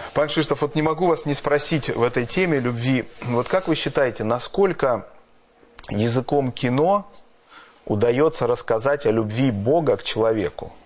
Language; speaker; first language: Russian; native; Russian